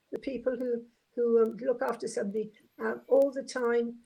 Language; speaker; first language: English; native; English